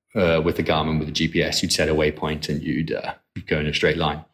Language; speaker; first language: English; native; English